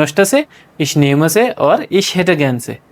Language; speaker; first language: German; non-native, fluent; Hindi